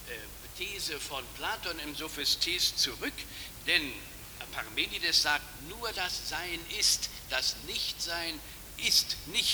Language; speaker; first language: German; native; German